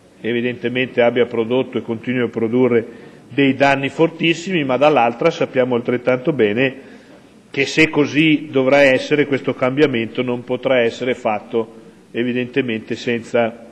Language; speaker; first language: Italian; native; Italian